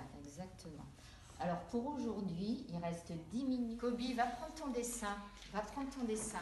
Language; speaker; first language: French; native; French